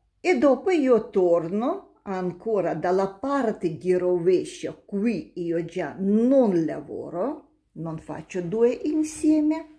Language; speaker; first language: Italian; non-native, learner; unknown